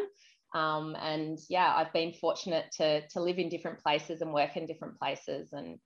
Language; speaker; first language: English; native; English